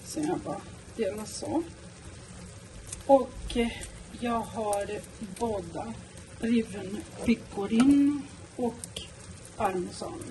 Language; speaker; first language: Swedish; non-native, fluent; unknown